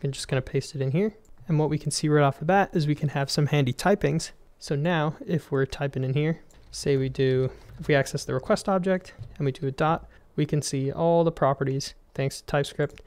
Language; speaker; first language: English; native; English